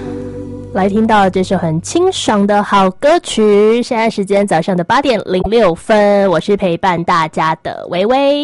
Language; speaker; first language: Chinese; native; Chinese